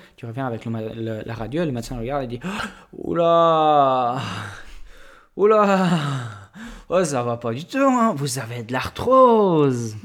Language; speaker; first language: French; non-native, fluent; Polish